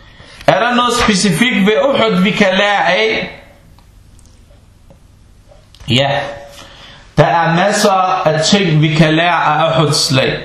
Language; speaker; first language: Danish; early bilingual, other home language; Arabic